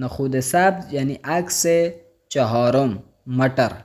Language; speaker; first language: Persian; non-native, fluent; Urdu